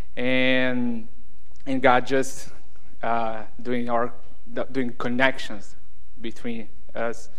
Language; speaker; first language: English; non-native, learner; Portuguese